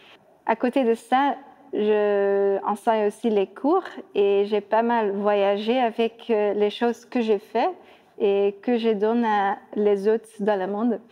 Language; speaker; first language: French; non-native, fluent; Dutch